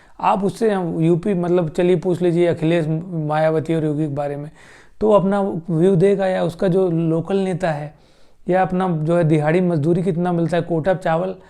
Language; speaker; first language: Hindi; native; Hindi